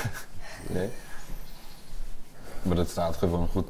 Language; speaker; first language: Dutch; non-native, fluent; German